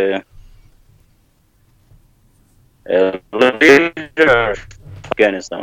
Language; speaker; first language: English; non-native, learner; Persian